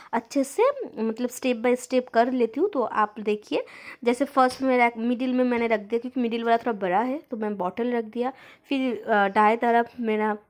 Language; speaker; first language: Hindi; non-native, local second language; Bangla